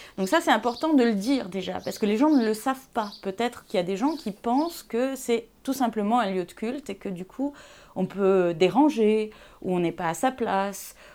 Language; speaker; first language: French; non-native, local second language; Arabic